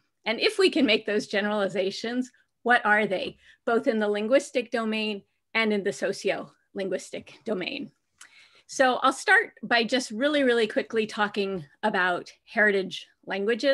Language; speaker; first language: English; native; English